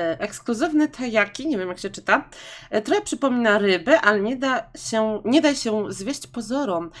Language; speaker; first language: Polish; native; Polish